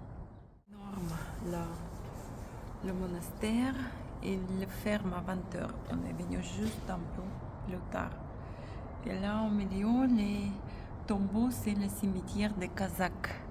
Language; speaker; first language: French; non-native, fluent; Russian